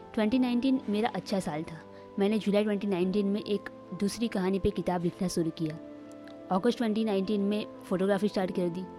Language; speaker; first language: Hindi; non-native, local second language; Marathi